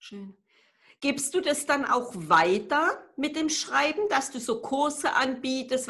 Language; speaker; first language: German; native; German